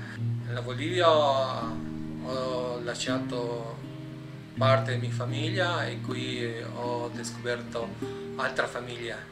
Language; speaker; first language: Italian; non-native, learner; Spanish